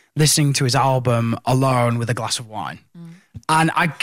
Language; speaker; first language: English; native; English